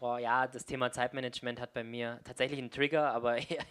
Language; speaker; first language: German; native; German